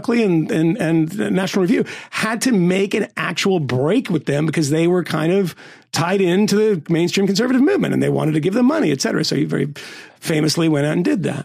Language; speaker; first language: English; native; English